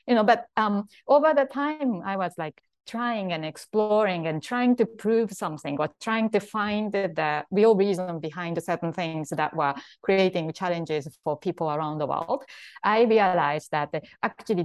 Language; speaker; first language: English; non-native, fluent; Japanese